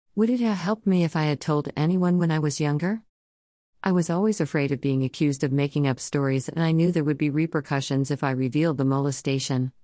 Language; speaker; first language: English; non-native, local second language; Surigaonon